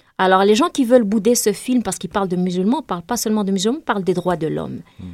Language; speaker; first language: French; non-native, local second language; Kabyle